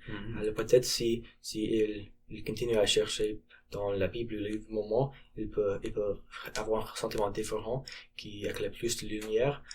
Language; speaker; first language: French; non-native, learner; English